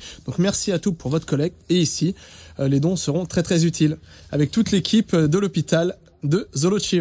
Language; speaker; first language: French; native; French